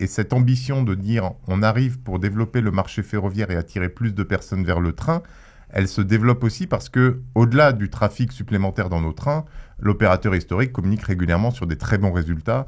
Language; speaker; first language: French; native; French